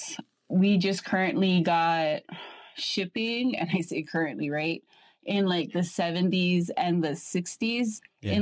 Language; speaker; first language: English; native; English